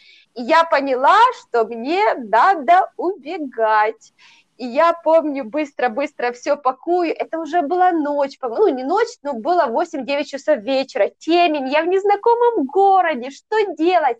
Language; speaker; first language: Russian; native; Russian